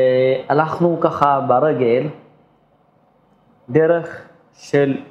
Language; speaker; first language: Hebrew; non-native, fluent; Amharic